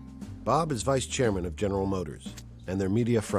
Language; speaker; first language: English; native; English